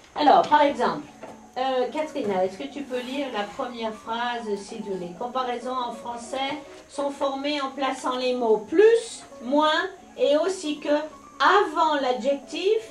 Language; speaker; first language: French; native; French